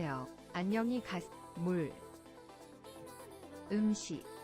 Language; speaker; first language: Korean; non-native, learner; English